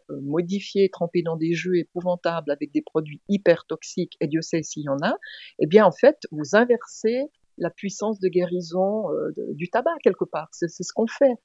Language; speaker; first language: French; native; French